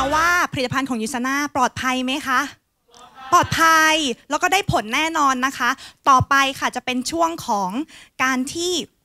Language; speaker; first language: Thai; native; Thai